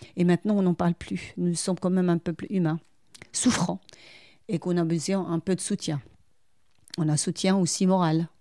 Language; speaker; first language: French; non-native, local second language; Arabic